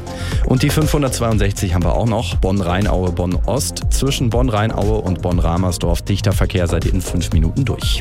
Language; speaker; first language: German; native; German